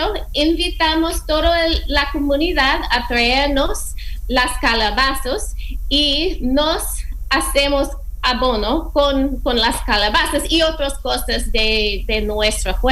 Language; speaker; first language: Spanish; non-native, fluent; English